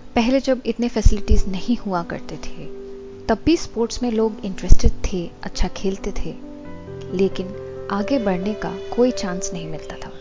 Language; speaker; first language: Hindi; non-native, local second language; Assamese